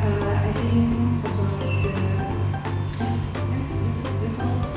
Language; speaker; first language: English; non-native, learner; Indonesian